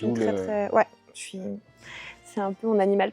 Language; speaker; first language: French; native; French